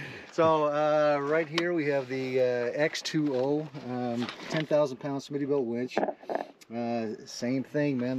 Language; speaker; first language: English; native; English